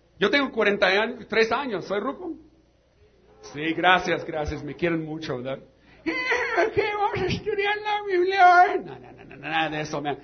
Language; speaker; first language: Spanish; non-native, fluent; English